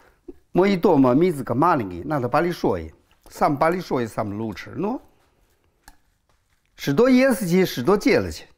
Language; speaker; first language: Russian; non-native, learner; Chinese